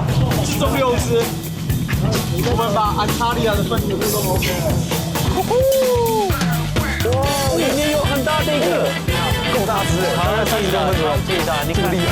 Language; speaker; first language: Chinese; native; Chinese